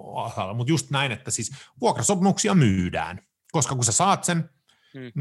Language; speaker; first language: Finnish; early bilingual, heritage; Finnish